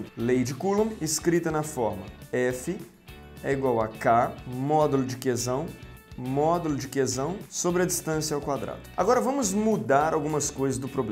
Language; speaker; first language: Portuguese; native; Portuguese